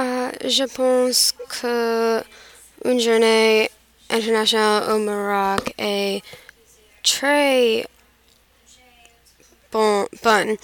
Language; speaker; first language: French; non-native, learner; English